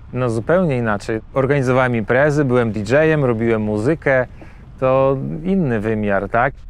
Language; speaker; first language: Polish; native; Polish